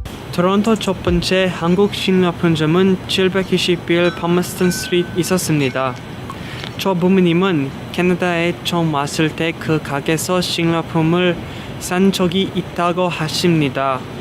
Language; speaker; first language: Korean; early bilingual, heritage; English